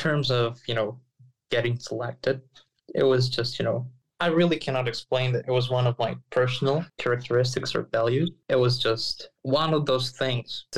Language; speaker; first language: English; non-native, fluent; Ukrainian